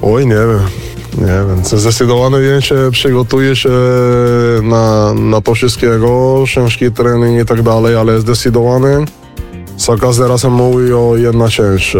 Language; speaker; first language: Polish; non-native, learner; Spanish